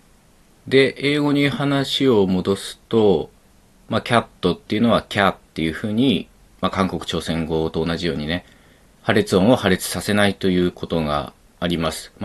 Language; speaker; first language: Japanese; native; Japanese